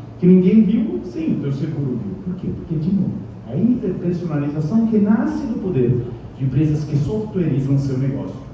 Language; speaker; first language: Portuguese; non-native, fluent; Italian